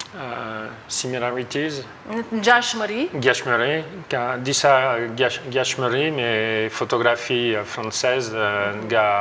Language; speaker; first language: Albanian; non-native, learner; French